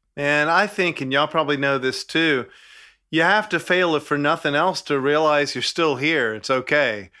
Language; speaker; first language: English; native; English